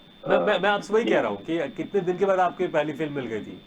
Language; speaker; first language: Hindi; native; Hindi